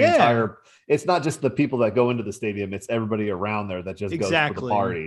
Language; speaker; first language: English; native; English